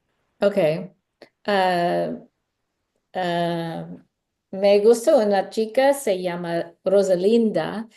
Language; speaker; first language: Spanish; non-native, learner; English